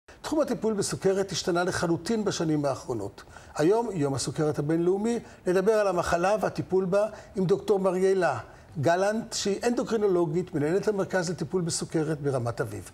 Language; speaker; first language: Hebrew; native; Hebrew